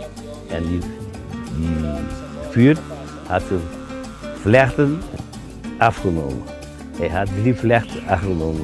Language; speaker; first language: Dutch; non-native, local second language; Papiamento